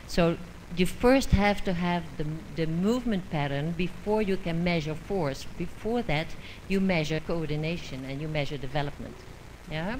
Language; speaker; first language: English; non-native, fluent; Dutch